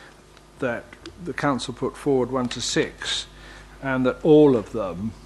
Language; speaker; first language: English; native; English